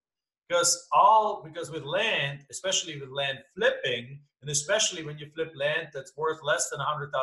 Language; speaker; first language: English; non-native, fluent; German